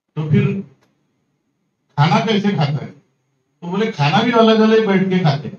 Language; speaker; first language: Hindi; non-native, local second language; Marathi